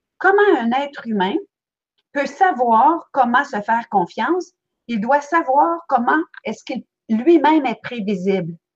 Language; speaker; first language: French; native; French